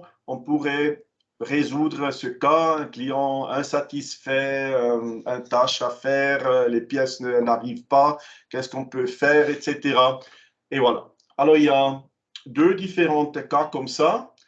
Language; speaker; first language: French; non-native, local second language; German